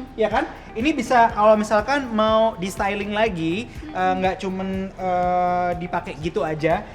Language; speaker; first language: Indonesian; native; Indonesian